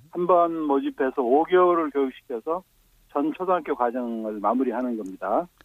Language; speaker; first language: Korean; native; Korean